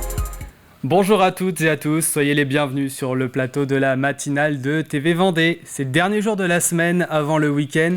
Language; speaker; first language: French; native; French